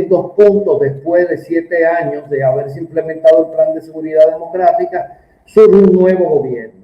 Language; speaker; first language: Spanish; native; Spanish